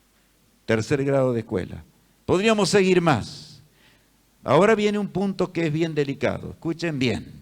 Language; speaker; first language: Spanish; native; Spanish